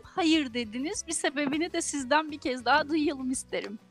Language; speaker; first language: Turkish; native; Turkish